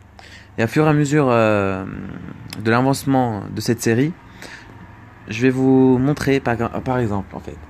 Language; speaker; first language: French; native; French